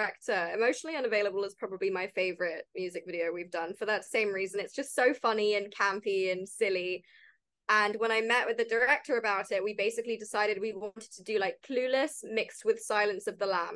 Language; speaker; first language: English; native; English